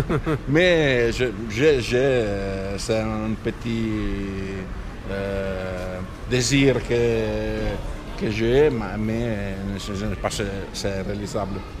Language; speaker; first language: French; non-native, fluent; Italian